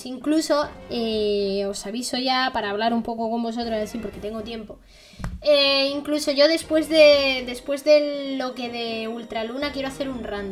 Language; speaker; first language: Spanish; native; Spanish